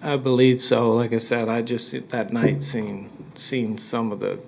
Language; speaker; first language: English; native; English